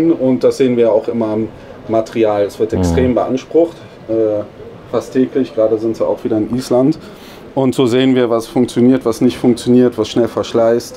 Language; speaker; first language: German; native; German